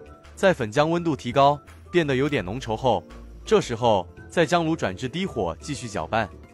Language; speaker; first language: Chinese; native; Chinese